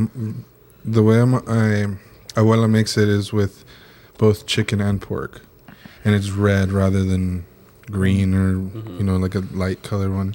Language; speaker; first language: English; native; English